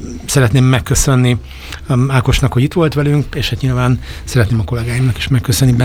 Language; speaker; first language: Hungarian; native; Hungarian